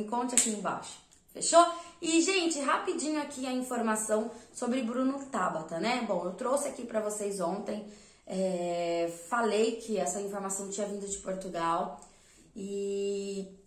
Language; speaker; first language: Portuguese; native; Portuguese